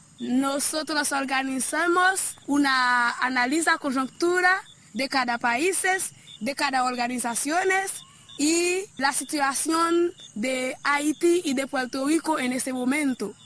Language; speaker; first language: Spanish; non-native, learner; Haitian Creole